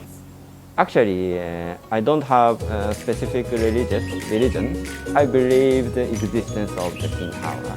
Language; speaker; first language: English; non-native, learner; Japanese